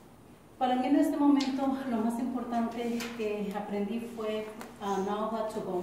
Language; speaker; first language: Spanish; early bilingual, heritage; Spanish